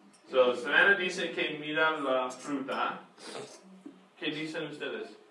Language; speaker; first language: Spanish; non-native, fluent; English